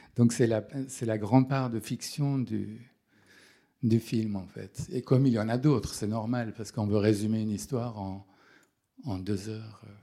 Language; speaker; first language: French; non-native, fluent; Persian